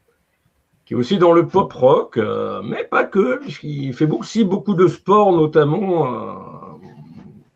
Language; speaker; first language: French; native; French